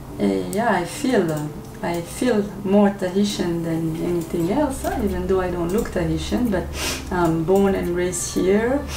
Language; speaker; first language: English; non-native, learner; Japanese